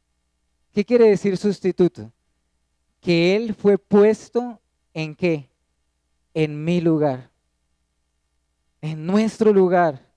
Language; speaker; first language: Spanish; native; Spanish